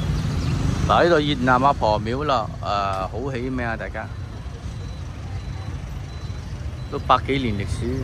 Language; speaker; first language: Chinese; early bilingual, heritage; Cantonese